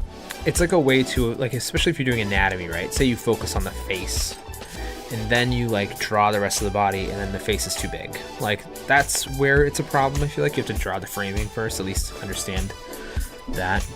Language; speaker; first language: English; native; English